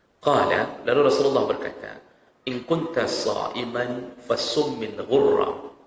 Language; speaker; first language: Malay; non-native, local second language; Achinese